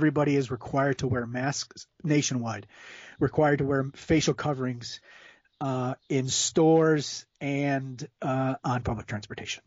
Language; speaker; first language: English; native; English